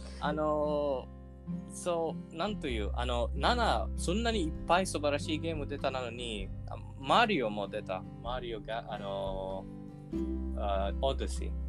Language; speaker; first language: Japanese; non-native, learner; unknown